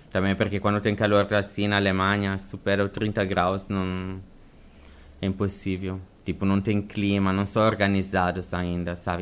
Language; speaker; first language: Portuguese; non-native, fluent; Italian